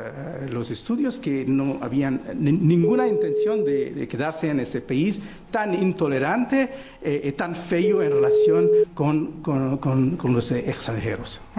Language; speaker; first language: Spanish; non-native, fluent; Portuguese